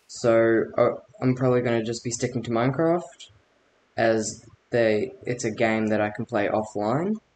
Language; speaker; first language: English; native; English